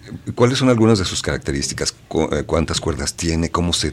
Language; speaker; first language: Spanish; native; Spanish